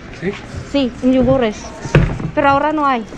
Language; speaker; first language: Spanish; non-native, learner; Filipino